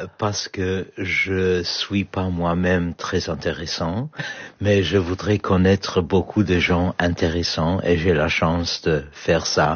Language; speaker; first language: French; non-native, fluent; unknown